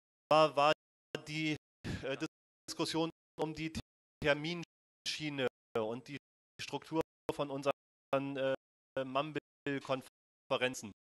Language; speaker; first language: German; native; German